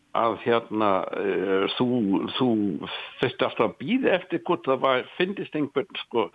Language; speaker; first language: Icelandic; non-native, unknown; English